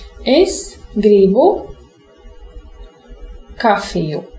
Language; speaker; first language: Latvian; non-native, local second language; Russian